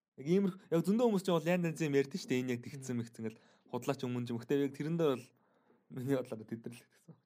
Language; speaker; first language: Mongolian; native; Mongolian